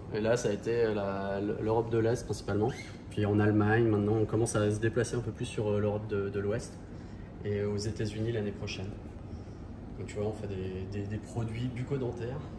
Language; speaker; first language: French; native; French